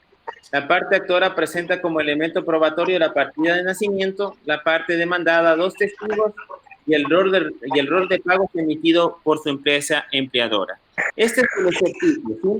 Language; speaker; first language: Spanish; native; Spanish